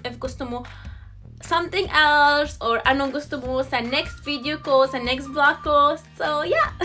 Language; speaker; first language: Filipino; non-native, learner; English